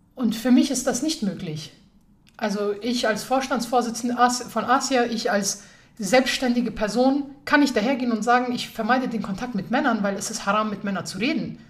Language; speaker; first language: German; early bilingual, other home language; Persian